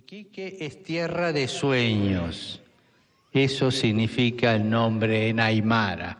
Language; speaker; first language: Spanish; native; Spanish